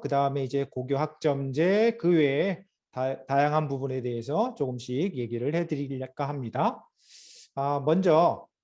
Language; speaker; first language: Korean; native; Korean